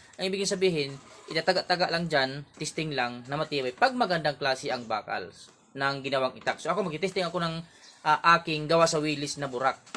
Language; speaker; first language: Filipino; non-native, local second language; Waray